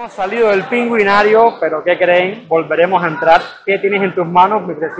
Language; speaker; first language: Spanish; native; Spanish